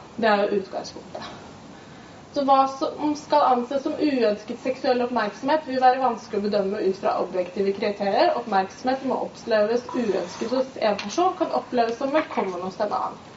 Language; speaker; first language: Norwegian; native; Norwegian